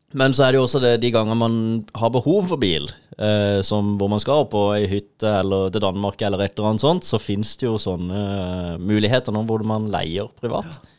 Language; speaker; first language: Norwegian; native; Norwegian